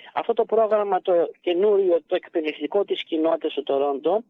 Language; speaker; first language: Greek; early bilingual, heritage; Greek